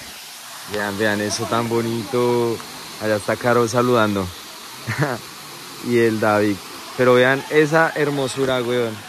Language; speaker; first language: Spanish; native; Spanish